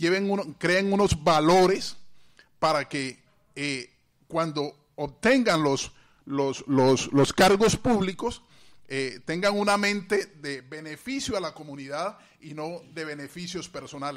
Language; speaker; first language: Spanish; native; Spanish